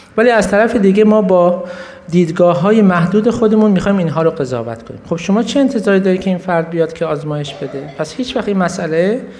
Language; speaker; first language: Persian; native; Persian